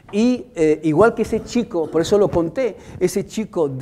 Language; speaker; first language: Spanish; non-native, fluent; Arabic